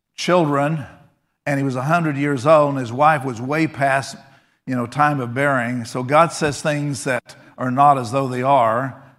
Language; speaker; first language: English; native; English